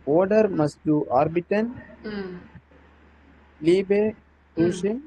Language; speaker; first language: German; non-native, learner; Tamil